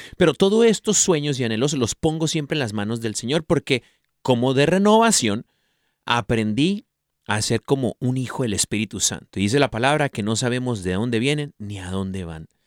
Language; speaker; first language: Spanish; early bilingual, heritage; Spanish